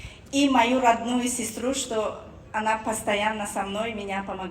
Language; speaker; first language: Russian; non-native, fluent; Tajik